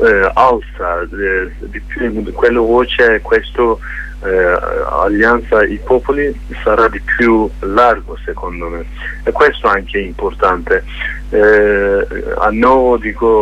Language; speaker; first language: Italian; non-native, learner; Kurdish